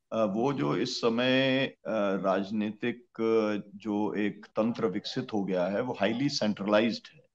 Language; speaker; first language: Hindi; native; Hindi